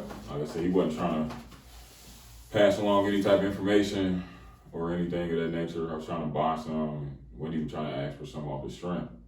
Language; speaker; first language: English; native; English